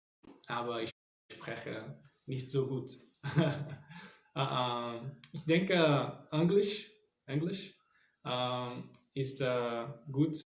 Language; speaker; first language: German; non-native, learner; Portuguese